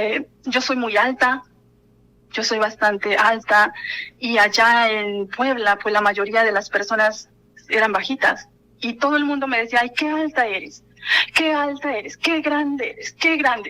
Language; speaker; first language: Spanish; native; Spanish